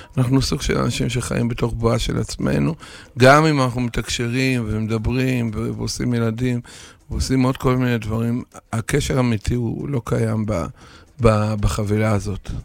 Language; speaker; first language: Hebrew; non-native, fluent; Russian